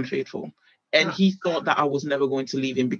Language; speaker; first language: English; native; English